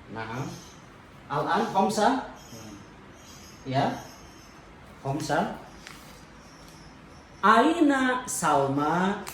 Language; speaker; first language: Arabic; non-native, fluent; Indonesian